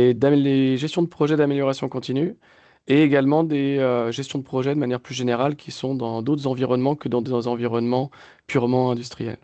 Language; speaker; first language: French; native; French